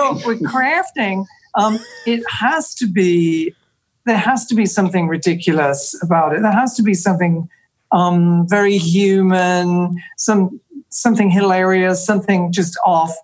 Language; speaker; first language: English; native; English